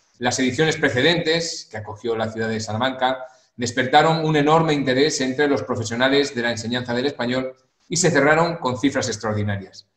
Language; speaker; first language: Spanish; native; Spanish